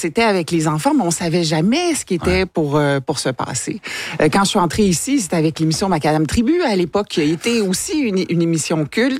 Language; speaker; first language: French; native; French